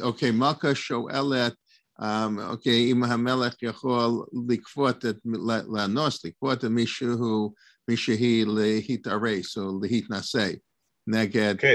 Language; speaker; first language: Hebrew; non-native, learner; English